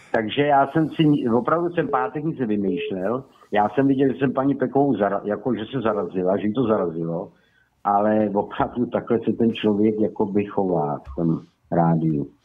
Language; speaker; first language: Czech; native; Czech